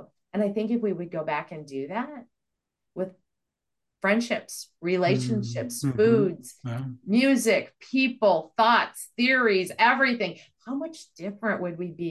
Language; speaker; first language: English; native; English